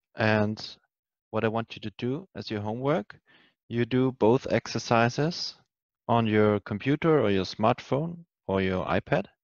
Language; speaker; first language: English; non-native, fluent; German